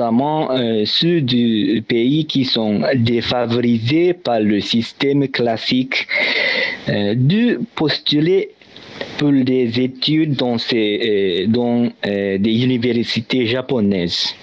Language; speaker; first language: French; non-native, learner; Japanese